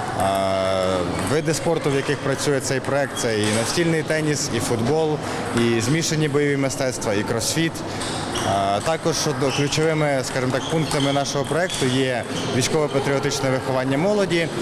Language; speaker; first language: Ukrainian; native; Ukrainian